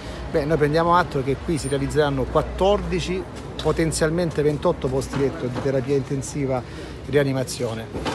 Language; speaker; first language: Italian; native; Italian